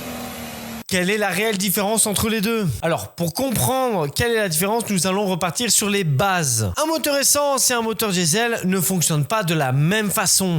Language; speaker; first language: French; native; French